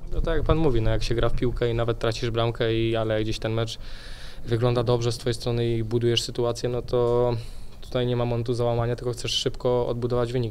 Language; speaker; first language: Polish; native; Polish